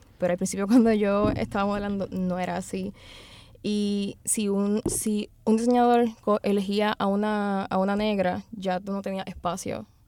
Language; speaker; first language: Spanish; native; Spanish